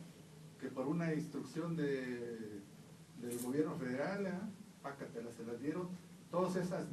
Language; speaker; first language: Spanish; native; Spanish